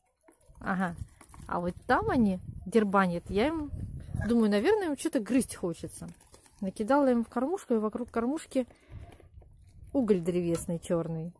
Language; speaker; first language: Russian; native; Russian